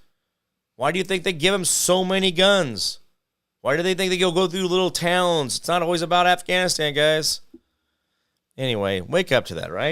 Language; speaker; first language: English; native; English